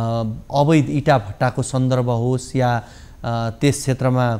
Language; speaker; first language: Nepali; native; Nepali